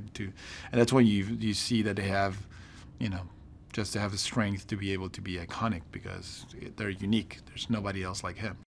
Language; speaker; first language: English; non-native, fluent; Spanish